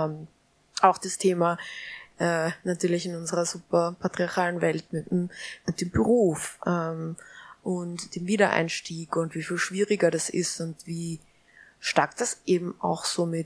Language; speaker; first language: German; native; German